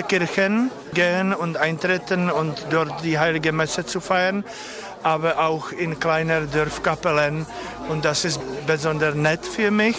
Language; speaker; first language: German; non-native, learner; Czech